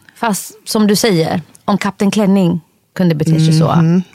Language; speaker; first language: Swedish; early bilingual, other home language; Somali